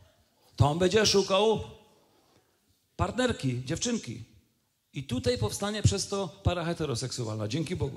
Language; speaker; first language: Polish; native; Polish